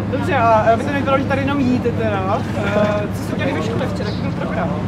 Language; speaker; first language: Czech; native; Czech